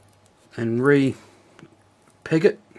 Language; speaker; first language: English; native; English